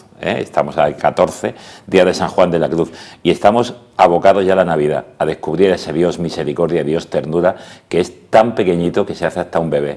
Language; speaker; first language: Spanish; native; Spanish